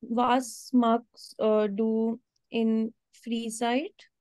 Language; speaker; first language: German; non-native, learner; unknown